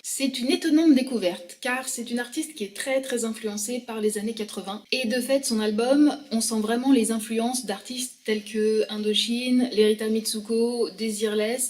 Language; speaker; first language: French; native; French